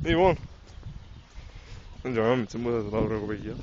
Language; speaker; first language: Greek; native; Greek